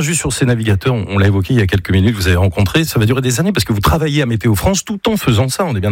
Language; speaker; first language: French; native; French